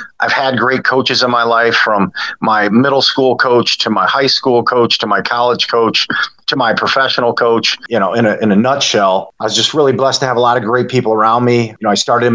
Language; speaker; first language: English; native; English